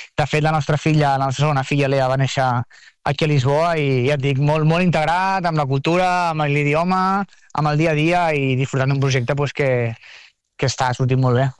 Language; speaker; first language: Catalan; native; Catalan